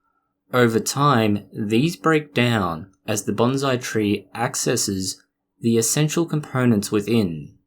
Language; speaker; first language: English; native; English